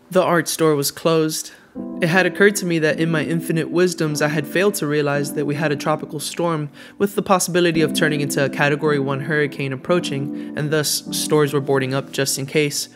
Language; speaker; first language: English; native; English